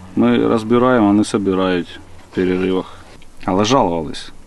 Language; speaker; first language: Ukrainian; native; Ukrainian